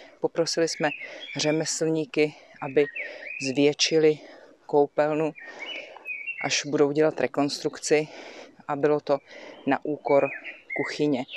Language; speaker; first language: Czech; native; Czech